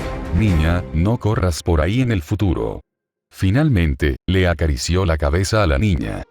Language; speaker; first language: Spanish; native; Spanish